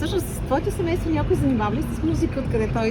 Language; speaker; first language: Bulgarian; native; Bulgarian